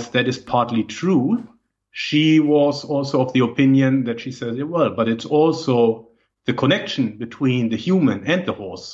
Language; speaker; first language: English; non-native, fluent; German